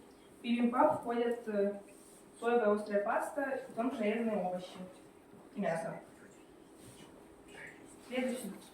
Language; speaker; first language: Russian; native; Russian